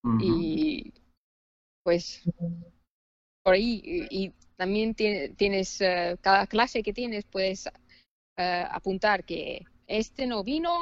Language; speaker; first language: Spanish; non-native, fluent; Finnish